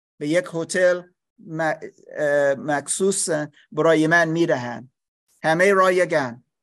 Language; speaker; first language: Persian; non-native, learner; English